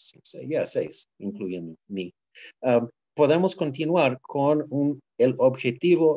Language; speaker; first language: Spanish; non-native, fluent; English